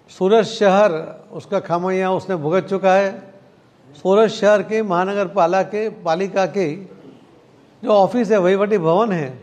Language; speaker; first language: Hindi; non-native, local second language; Marathi